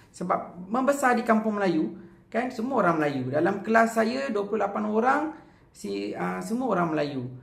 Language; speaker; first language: Malay; non-native, local second language; Tamil